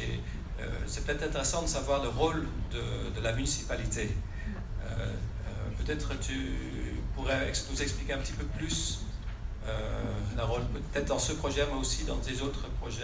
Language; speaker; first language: French; non-native, fluent; Dutch